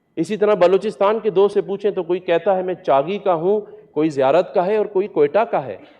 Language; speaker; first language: Urdu; native; Urdu